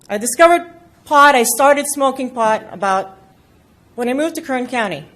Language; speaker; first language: English; non-native, local second language; Filipino